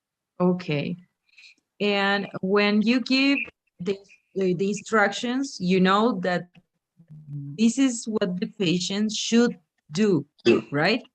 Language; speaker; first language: English; non-native, fluent; Spanish